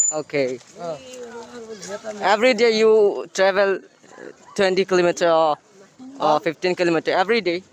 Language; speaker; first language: English; non-native, learner; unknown